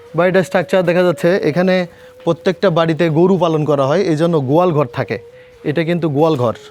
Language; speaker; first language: Bangla; native; Bangla